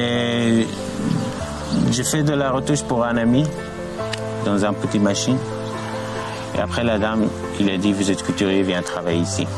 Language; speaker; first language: French; non-native, learner; Arabic